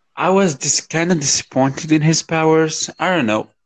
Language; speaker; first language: English; non-native, fluent; Arabic